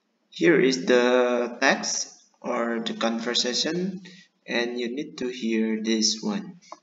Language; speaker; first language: English; non-native, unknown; Indonesian